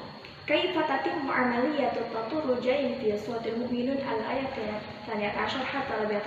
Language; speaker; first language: Arabic; non-native, learner; Indonesian